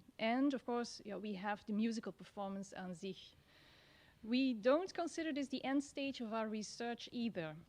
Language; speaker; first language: English; non-native, fluent; Dutch